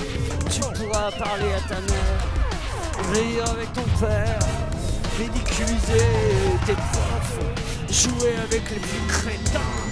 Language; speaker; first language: French; native; French